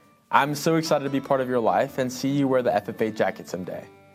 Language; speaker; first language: English; early bilingual, other home language; Spanish